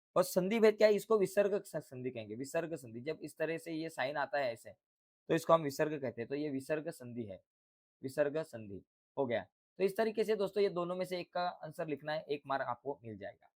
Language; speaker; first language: Hindi; non-native, local second language; Marathi